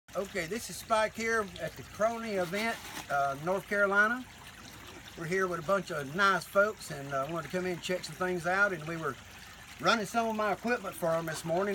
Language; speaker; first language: English; native; English